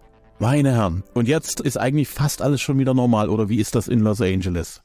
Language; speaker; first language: German; native; German